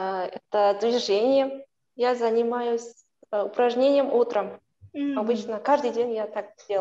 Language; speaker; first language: Russian; non-native, local second language; Kazakh